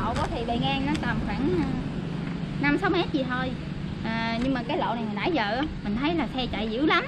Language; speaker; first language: Vietnamese; native; Vietnamese